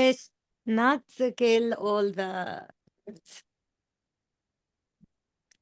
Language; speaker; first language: English; non-native, learner; Arabic